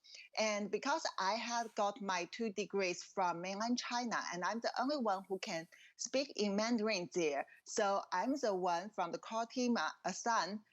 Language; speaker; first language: English; non-native, fluent; Chinese